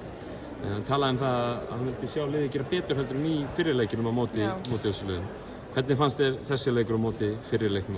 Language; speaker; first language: Icelandic; native; Icelandic